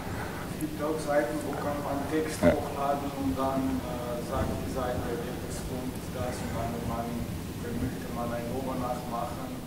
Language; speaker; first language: German; non-native, fluent; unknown